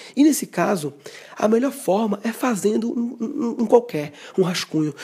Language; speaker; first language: Portuguese; native; Portuguese